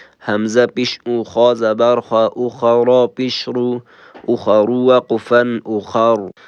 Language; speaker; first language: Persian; native; Persian